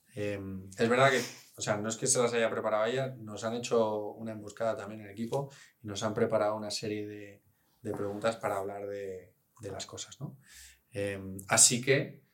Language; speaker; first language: Spanish; early bilingual, other home language; English